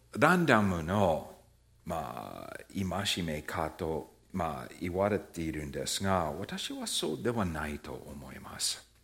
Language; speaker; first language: Japanese; non-native, fluent; English